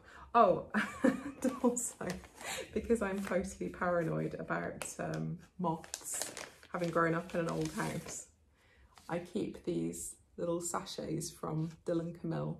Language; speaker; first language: English; native; English